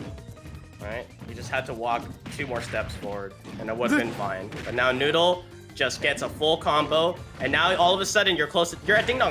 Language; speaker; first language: English; native; English